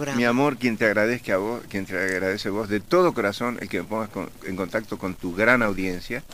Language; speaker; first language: Spanish; native; Spanish